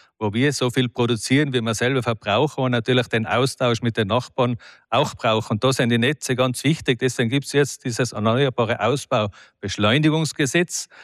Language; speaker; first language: German; native; German